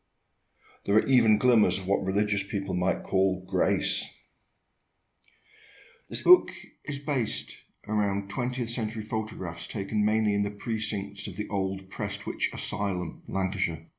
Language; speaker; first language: English; native; English